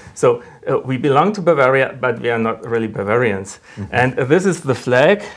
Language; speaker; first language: English; non-native, fluent; German